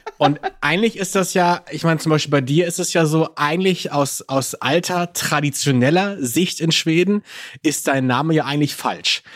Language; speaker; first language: German; native; German